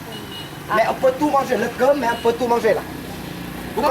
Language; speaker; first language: French; non-native, fluent; Vietnamese